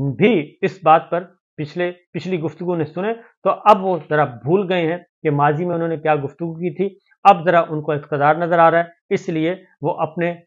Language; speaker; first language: Urdu; native; Urdu